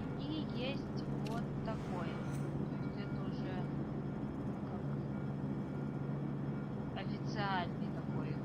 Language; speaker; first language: Russian; native; Russian